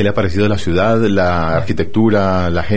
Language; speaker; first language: Spanish; native; Spanish